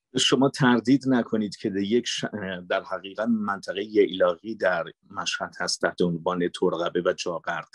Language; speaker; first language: Persian; native; Persian